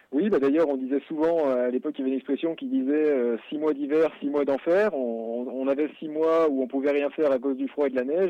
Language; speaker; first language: French; native; French